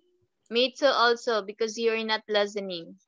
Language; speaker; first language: English; non-native, fluent; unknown